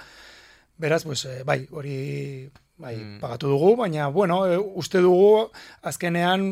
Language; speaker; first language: Basque; non-native, local second language; Spanish